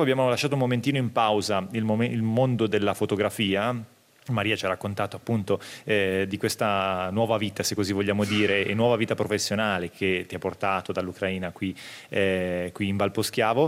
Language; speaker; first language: Italian; native; Italian